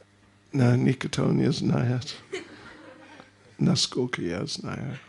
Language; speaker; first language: Russian; non-native, learner; English